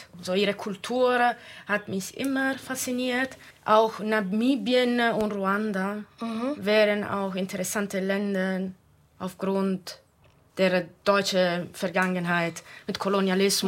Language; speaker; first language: German; non-native, fluent; Italian